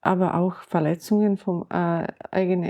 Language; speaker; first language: German; non-native, learner; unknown